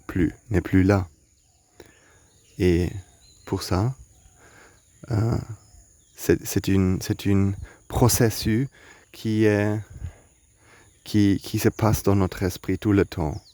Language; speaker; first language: French; non-native, learner; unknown